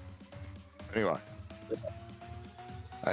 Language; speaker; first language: English; native; English